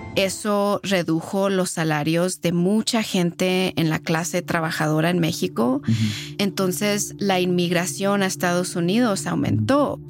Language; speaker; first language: Spanish; early bilingual, heritage; Spanish